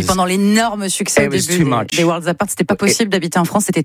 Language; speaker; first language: French; native; French